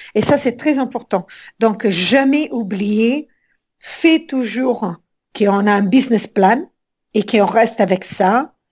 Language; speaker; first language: French; non-native, fluent; Italian